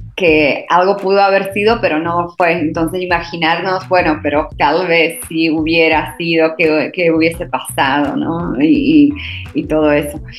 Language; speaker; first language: Spanish; non-native, fluent; Slovak